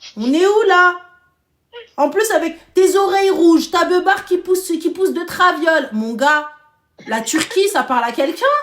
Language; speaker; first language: French; early bilingual, other home language; Arabic